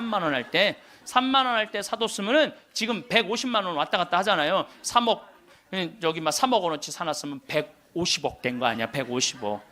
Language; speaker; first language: Korean; native; Korean